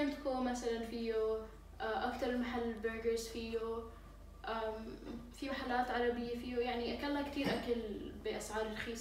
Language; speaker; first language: Arabic; native; Arabic